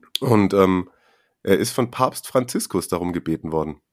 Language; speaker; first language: German; native; German